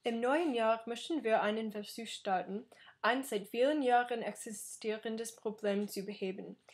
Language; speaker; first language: German; non-native, learner; English